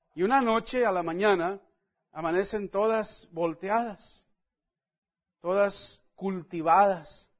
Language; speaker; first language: Spanish; non-native, fluent; English